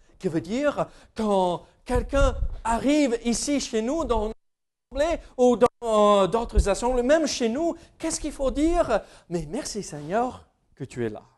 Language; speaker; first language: French; non-native, fluent; English